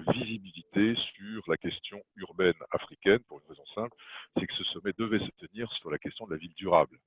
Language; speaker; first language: French; native; French